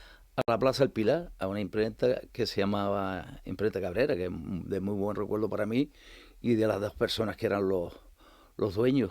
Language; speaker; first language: Spanish; native; Spanish